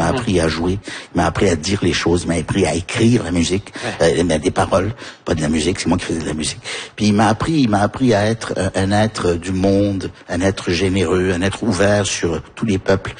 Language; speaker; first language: French; native; French